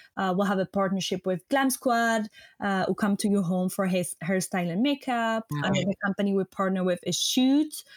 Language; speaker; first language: English; non-native, fluent; French